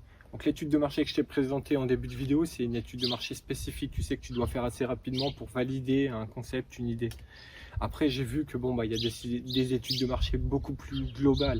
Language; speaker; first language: French; native; French